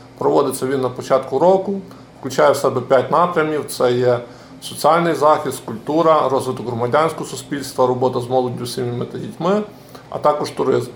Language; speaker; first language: Ukrainian; native; Ukrainian